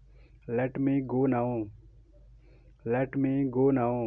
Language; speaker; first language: English; non-native, local second language; Odia